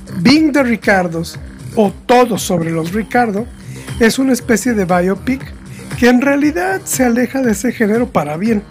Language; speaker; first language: Spanish; native; Spanish